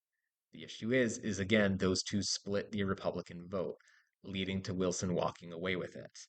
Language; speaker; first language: English; native; English